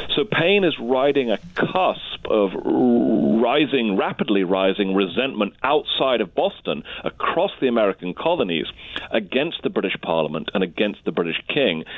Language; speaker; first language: English; native; English